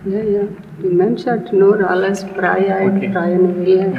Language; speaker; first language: German; non-native, learner; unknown